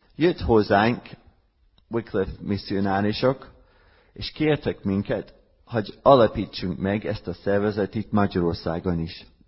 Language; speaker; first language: Hungarian; non-native, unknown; English